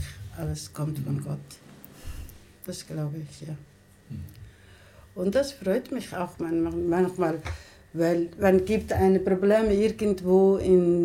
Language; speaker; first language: German; non-native, learner; Somali